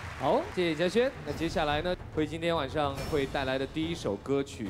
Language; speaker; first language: Chinese; native; Chinese